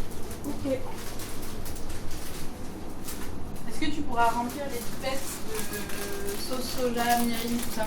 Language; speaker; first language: French; early bilingual, other home language; Persian